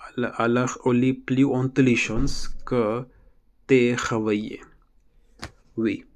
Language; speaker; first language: French; non-native, learner; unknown